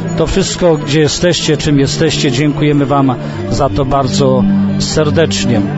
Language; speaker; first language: Polish; native; Polish